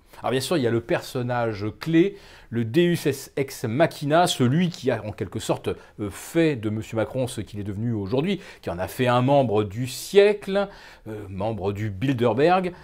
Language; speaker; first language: French; native; French